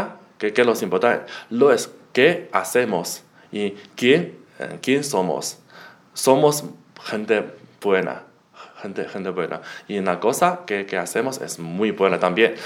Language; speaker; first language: Spanish; non-native, learner; Chinese